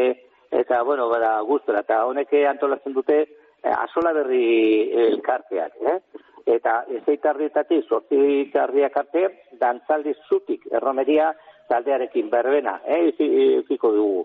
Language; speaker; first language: Basque; native; Basque